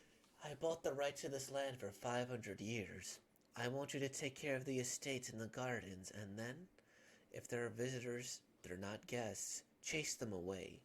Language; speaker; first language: English; native; English